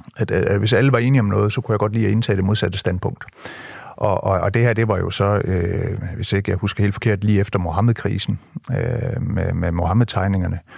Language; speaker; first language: Danish; early bilingual, other home language; French